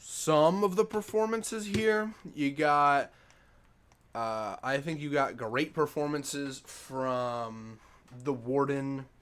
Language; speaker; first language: English; native; English